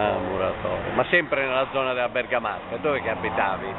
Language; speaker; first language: Italian; native; Italian